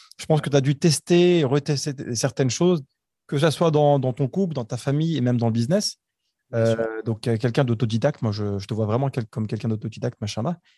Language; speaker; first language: French; early bilingual, other home language; Arabic